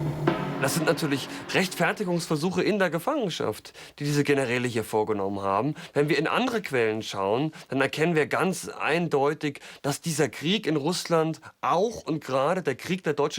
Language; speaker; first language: German; native; German